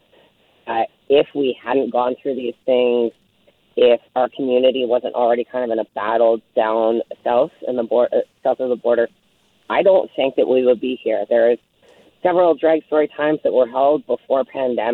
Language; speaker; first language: English; native; English